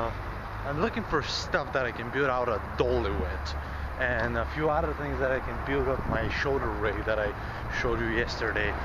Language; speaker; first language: English; non-native, fluent; Bulgarian